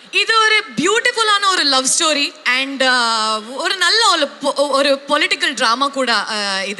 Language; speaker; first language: Tamil; non-native, local second language; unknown